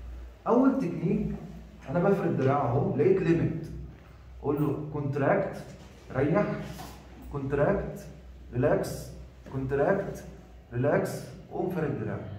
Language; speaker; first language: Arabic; native; Arabic